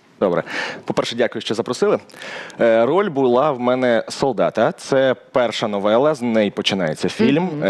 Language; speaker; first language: Ukrainian; native; Ukrainian